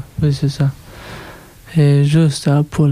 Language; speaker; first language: French; non-native, learner; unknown